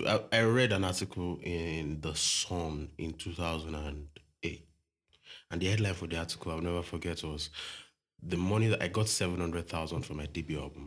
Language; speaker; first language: English; non-native, local second language; Yoruba